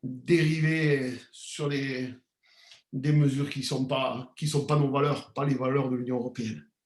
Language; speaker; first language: French; native; French